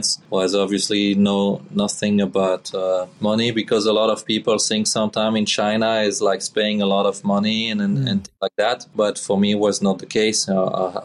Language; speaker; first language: English; non-native, fluent; French